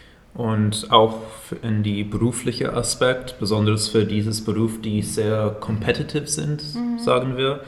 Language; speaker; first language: German; non-native, fluent; English